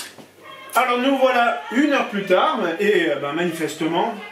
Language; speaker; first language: French; native; French